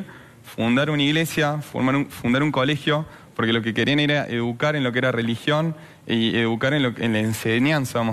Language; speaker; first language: Spanish; native; Spanish